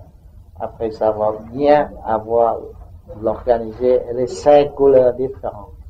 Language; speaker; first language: French; non-native, learner; Vietnamese